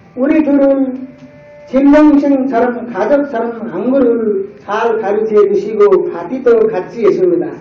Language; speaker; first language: Korean; non-native, learner; Nepali